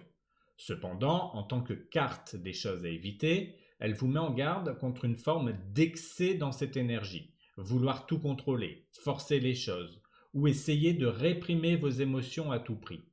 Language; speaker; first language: French; native; French